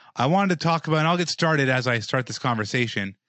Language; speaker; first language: English; native; English